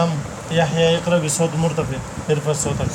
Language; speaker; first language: Arabic; non-native, fluent; Urdu